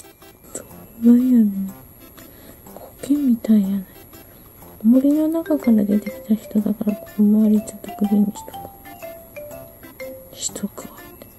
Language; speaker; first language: Japanese; native; Japanese